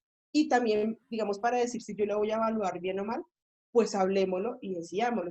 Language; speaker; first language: Spanish; native; Spanish